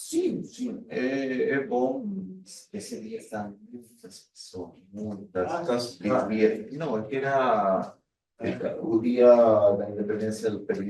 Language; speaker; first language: Portuguese; non-native, fluent; Spanish